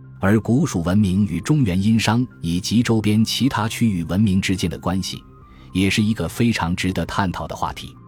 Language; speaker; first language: Chinese; native; Chinese